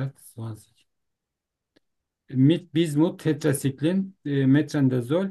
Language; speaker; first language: German; non-native, learner; Turkish